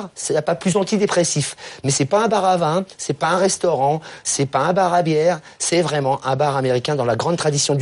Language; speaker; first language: French; native; French